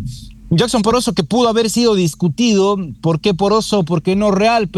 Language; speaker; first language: Spanish; native; Spanish